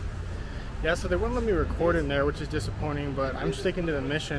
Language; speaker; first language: English; native; English